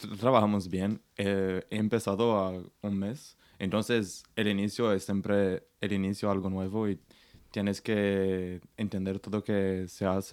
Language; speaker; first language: Spanish; non-native, learner; Portuguese